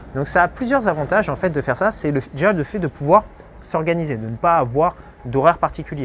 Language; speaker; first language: French; native; French